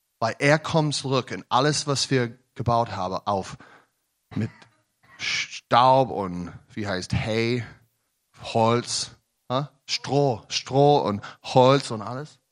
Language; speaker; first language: German; non-native, learner; English